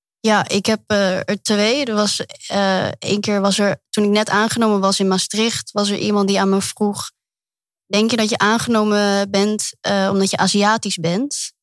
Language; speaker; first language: Dutch; early bilingual, other home language; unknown